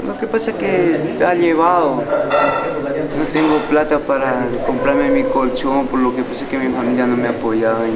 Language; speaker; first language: Spanish; native; Spanish